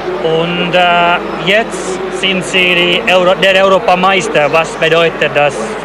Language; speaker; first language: German; non-native, learner; Finnish